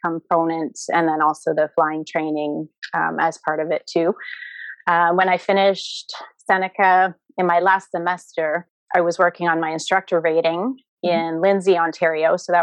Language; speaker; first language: English; native; English